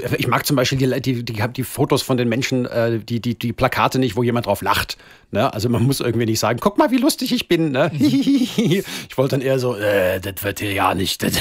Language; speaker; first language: German; native; German